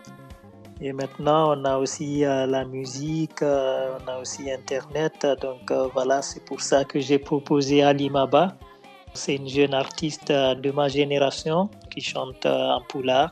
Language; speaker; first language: French; non-native, local second language; Fula